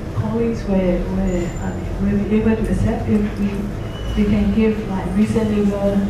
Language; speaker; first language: English; non-native, fluent; Burmese